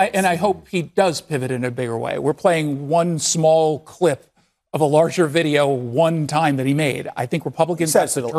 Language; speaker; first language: English; native; English